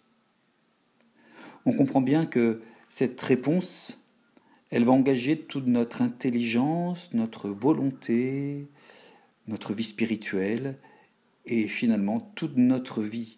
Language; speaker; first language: French; native; French